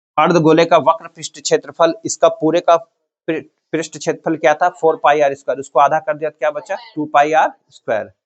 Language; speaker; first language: Hindi; native; Hindi